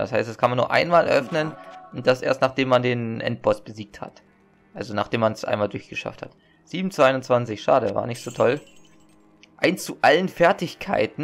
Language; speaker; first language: German; native; German